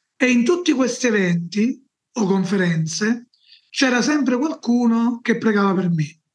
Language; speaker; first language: Italian; native; Italian